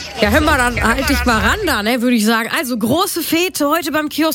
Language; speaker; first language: German; native; German